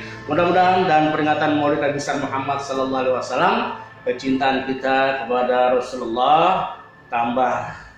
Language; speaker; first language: Indonesian; native; Indonesian